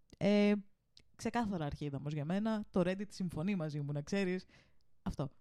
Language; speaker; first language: Greek; early bilingual, heritage; Greek